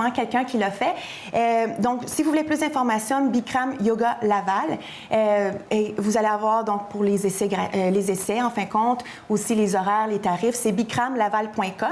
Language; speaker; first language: French; native; French